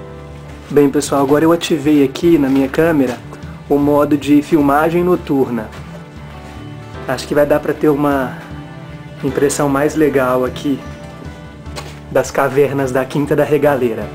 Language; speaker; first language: Portuguese; native; Portuguese